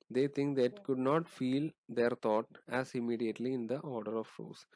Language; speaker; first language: English; non-native, local second language; Malayalam